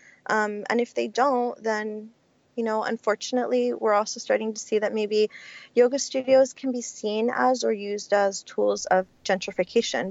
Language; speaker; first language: English; early bilingual, other home language; Spanish